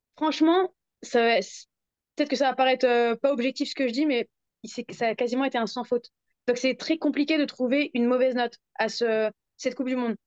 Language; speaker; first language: French; native; French